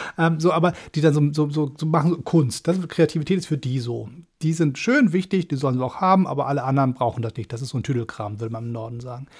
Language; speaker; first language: German; non-native, fluent; English